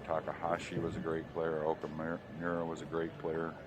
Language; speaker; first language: English; native; English